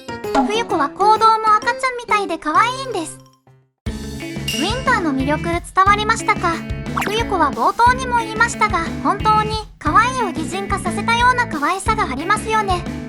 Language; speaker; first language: Japanese; native; Japanese